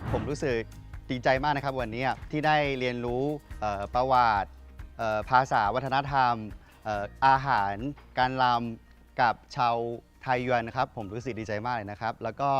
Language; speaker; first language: Thai; non-native, fluent; Chinese